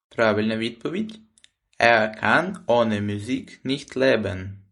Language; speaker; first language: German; non-native, fluent; Ukrainian